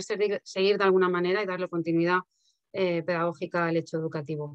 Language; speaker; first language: Spanish; native; Spanish